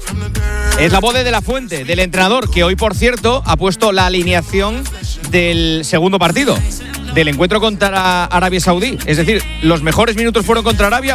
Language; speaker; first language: Spanish; native; Spanish